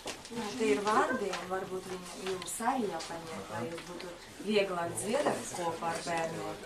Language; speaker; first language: Latvian; non-native, local second language; Russian